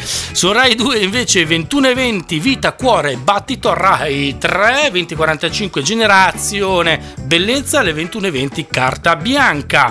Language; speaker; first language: Italian; native; Italian